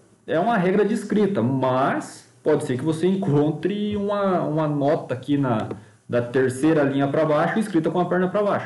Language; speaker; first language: Portuguese; native; Portuguese